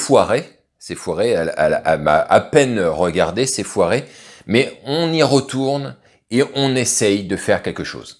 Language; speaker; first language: French; native; French